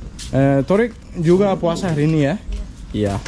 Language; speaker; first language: Indonesian; non-native, learner; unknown